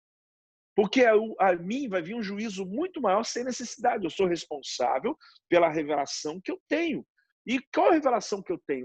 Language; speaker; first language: Portuguese; native; Portuguese